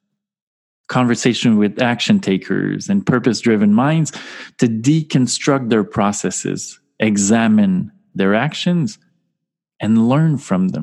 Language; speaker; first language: English; non-native, fluent; French